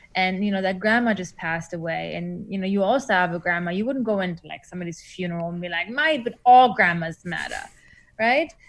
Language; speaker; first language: English; non-native, fluent; German